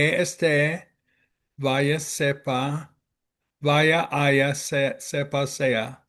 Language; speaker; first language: Spanish; non-native, fluent; English